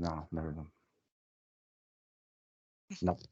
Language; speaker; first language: English; non-native, learner; Spanish